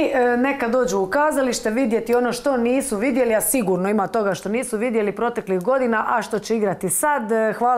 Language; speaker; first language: Croatian; native; Croatian